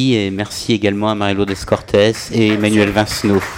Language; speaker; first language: French; native; French